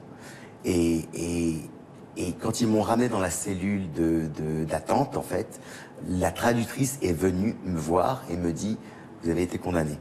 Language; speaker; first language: French; native; French